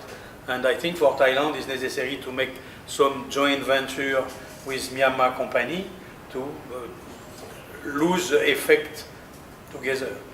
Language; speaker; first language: English; non-native, learner; French